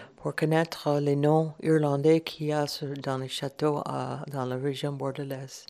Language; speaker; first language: French; non-native, fluent; English